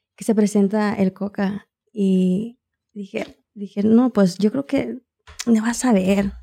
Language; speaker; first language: Spanish; early bilingual, heritage; Spanish